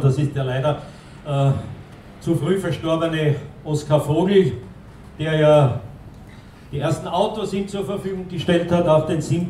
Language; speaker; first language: German; native; German